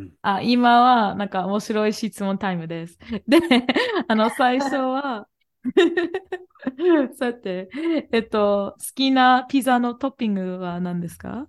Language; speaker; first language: Japanese; non-native, fluent; English